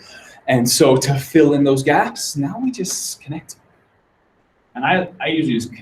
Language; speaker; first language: English; native; English